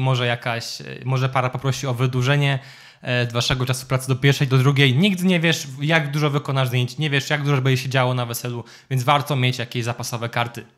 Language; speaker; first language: Polish; native; Polish